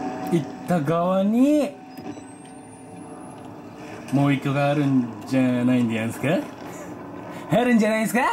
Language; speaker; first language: Japanese; native; Japanese